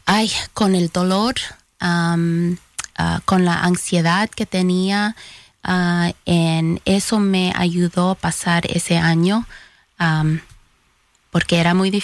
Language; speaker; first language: Spanish; early bilingual, heritage; Spanish